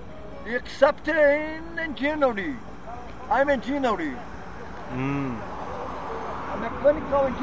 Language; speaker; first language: English; non-native, learner; Portuguese